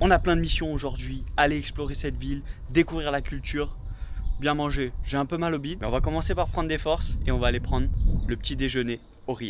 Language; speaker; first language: French; native; French